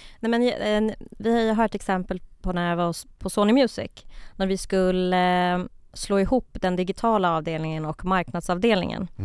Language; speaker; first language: Swedish; early bilingual, other home language; Kurdish